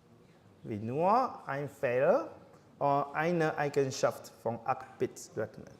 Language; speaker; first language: German; non-native, learner; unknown